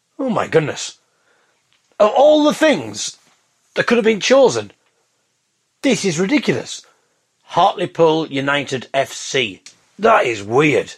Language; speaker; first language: English; native; English